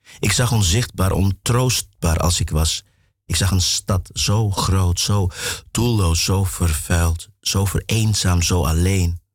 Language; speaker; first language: Dutch; early bilingual, other home language; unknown